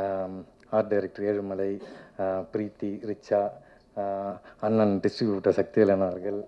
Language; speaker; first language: Tamil; native; Tamil